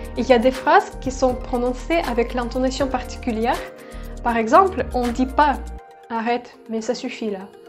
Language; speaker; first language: French; non-native, fluent; Russian